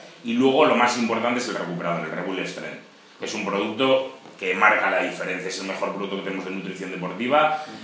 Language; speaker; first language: Spanish; native; Spanish